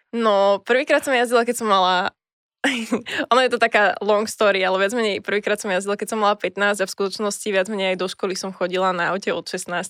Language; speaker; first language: Slovak; native; Slovak